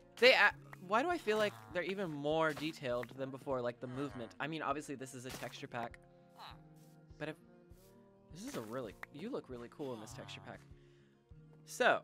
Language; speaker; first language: English; native; English